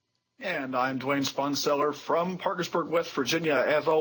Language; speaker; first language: English; native; English